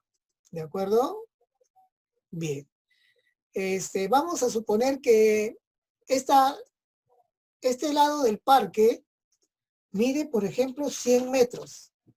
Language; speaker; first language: Spanish; native; Spanish